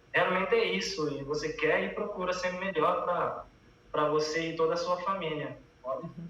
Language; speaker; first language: Portuguese; non-native, local second language; Kabuverdianu